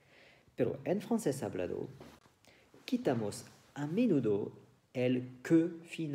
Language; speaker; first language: Spanish; non-native, fluent; French